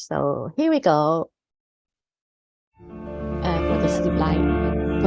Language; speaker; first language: English; non-native, fluent; Cantonese